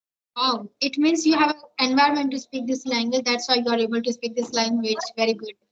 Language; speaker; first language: English; non-native, learner; Hindi